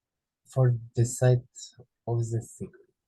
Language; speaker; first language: English; non-native, learner; Ukrainian